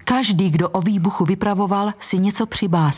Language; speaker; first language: Czech; native; Czech